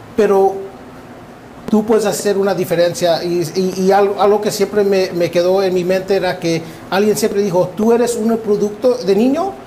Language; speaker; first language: Spanish; early bilingual, heritage; Spanish